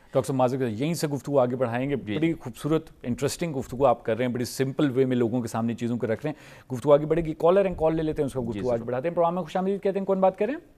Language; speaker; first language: Urdu; native; Urdu